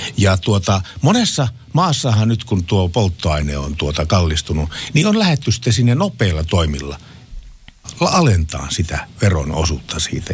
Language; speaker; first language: Finnish; native; Finnish